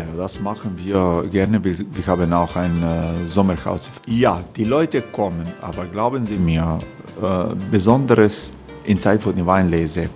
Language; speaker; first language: German; non-native, learner; Croatian